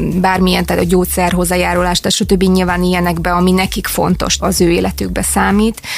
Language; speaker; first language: Hungarian; non-native, fluent; Ukrainian